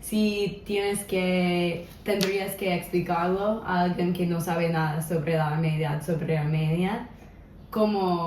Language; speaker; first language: Spanish; non-native, local second language; English